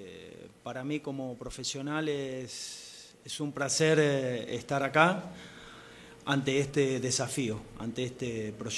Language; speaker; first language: Spanish; non-native, fluent; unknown